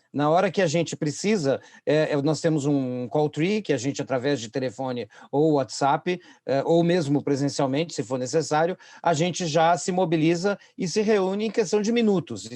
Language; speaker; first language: Portuguese; native; Portuguese